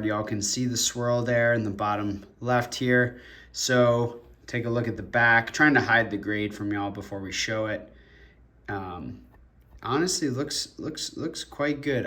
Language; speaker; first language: English; native; English